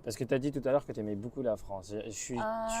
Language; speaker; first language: French; native; French